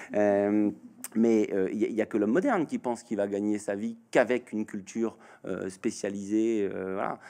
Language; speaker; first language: French; native; French